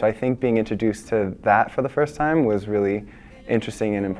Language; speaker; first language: English; native; English